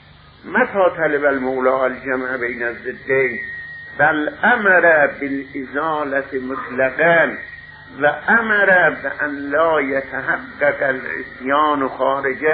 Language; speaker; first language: Arabic; non-native, fluent; Persian